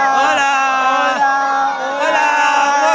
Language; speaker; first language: Spanish; non-native, learner; Filipino